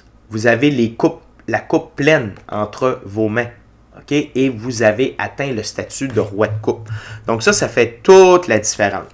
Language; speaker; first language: French; native; French